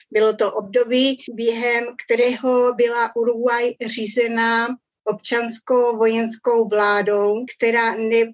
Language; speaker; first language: Czech; early bilingual, other home language; Spanish